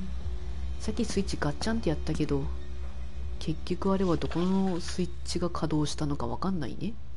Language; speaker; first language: Japanese; native; Japanese